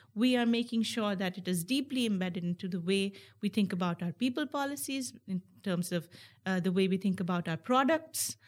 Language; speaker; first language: English; non-native, local second language; Hindi